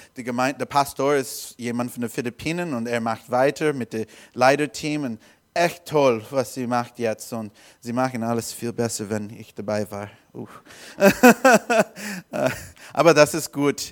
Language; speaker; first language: German; non-native, learner; English